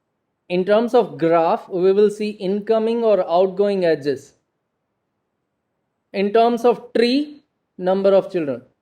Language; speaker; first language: English; non-native, local second language; Gujarati